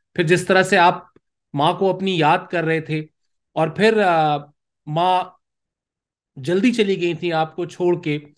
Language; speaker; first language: Hindi; native; Hindi